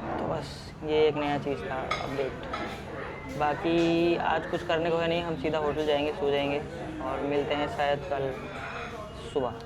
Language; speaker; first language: Hindi; non-native, local second language; Odia